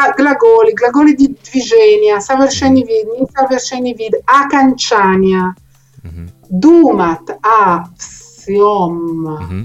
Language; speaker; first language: Russian; non-native, learner; Italian